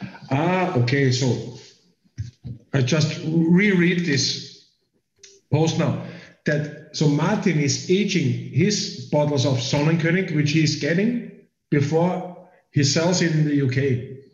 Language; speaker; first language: English; non-native, fluent; German